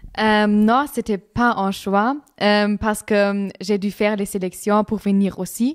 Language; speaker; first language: French; non-native, fluent; German